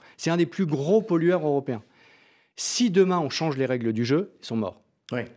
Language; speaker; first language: French; native; French